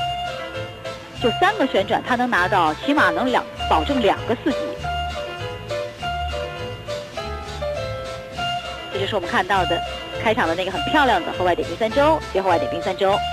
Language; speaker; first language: Chinese; native; Chinese